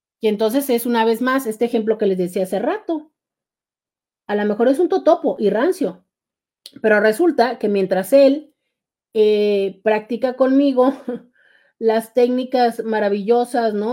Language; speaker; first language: Spanish; native; Spanish